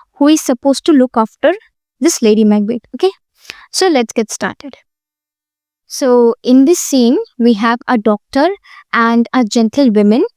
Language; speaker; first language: English; non-native, local second language; Hindi